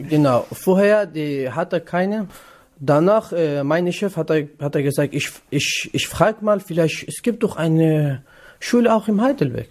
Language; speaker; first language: German; non-native, learner; Kurdish